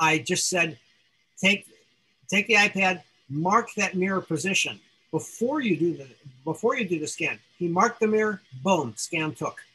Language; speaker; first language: English; native; English